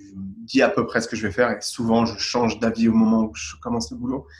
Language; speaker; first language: French; native; French